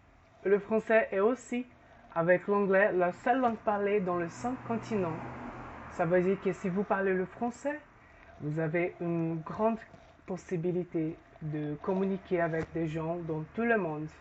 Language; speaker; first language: French; non-native, fluent; Portuguese